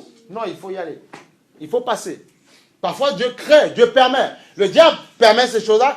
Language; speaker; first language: French; native; French